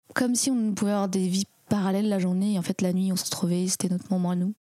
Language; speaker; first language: French; early bilingual, other home language; Chinese